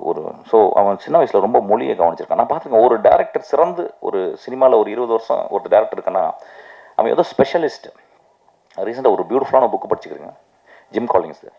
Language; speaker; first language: Tamil; native; Tamil